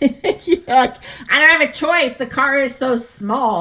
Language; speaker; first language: English; native; English